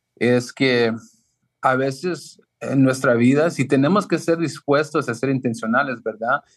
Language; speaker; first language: Spanish; early bilingual, heritage; Spanish